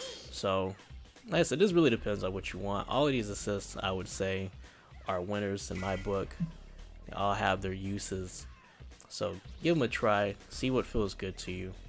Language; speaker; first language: English; native; English